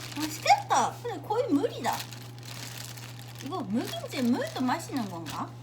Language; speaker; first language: Korean; non-native, fluent; Japanese